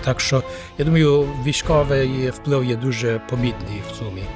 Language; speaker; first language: Ukrainian; early bilingual, heritage; Ukrainian